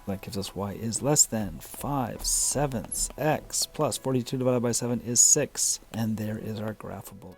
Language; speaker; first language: English; native; English